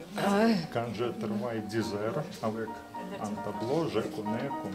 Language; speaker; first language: French; non-native, learner; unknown